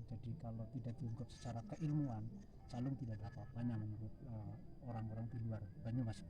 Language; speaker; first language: Indonesian; non-native, local second language; Javanese